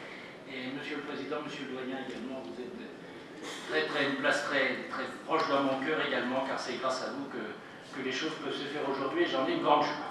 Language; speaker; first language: French; native; French